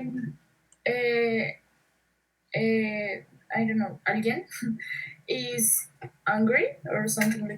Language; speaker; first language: English; non-native, learner; Spanish